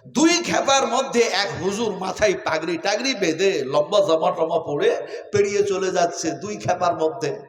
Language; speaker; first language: Bangla; non-native, local second language; Urdu